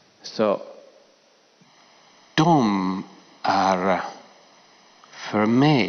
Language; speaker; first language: Swedish; non-native, fluent; Finnish